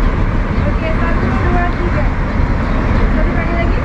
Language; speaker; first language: Indonesian; non-native, learner; English